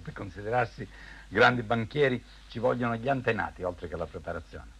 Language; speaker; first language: Italian; native; Italian